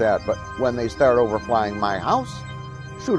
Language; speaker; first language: English; native; English